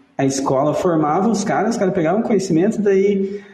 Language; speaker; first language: Portuguese; native; Portuguese